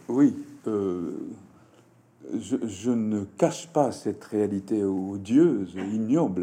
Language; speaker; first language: French; non-native, fluent; Japanese